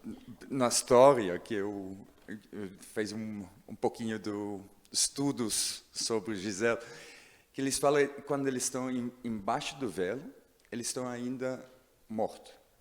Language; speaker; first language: Portuguese; non-native, learner; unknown